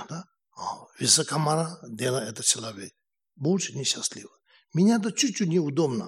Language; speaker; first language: Russian; non-native, learner; Tibetan